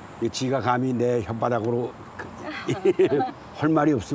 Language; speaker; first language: Korean; native; Korean